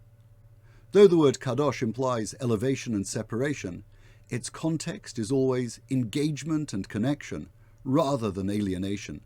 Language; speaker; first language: English; native; English